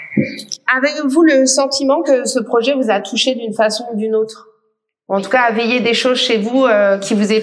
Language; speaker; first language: French; native; French